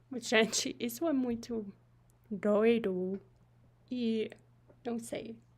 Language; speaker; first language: Portuguese; non-native, learner; English